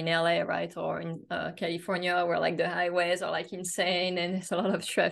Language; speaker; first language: English; non-native, fluent; French